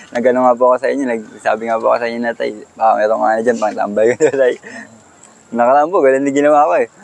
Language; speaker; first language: Filipino; native; Filipino